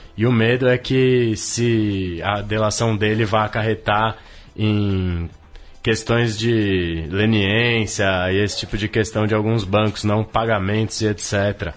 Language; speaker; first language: Portuguese; native; Portuguese